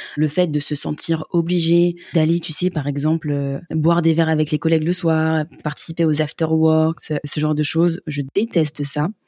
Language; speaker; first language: French; native; French